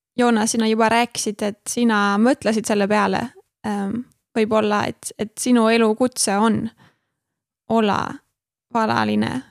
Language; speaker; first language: Estonian; non-native, fluent; German